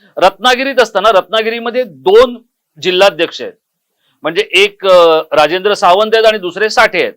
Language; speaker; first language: Marathi; native; Marathi